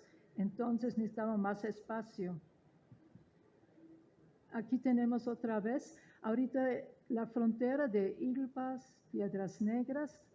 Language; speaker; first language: Spanish; non-native, fluent; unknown